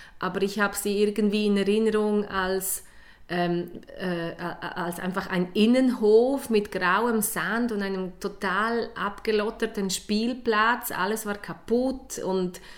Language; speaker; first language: German; early bilingual, other home language; Polish